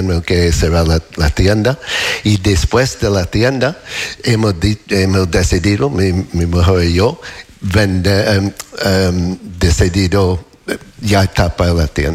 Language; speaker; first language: Spanish; non-native, fluent; English